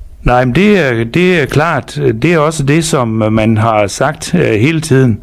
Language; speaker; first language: Danish; native; Danish